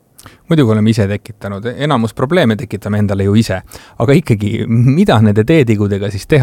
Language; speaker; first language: Estonian; native; Estonian